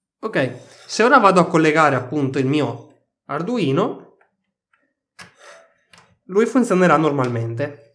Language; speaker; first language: Italian; native; Italian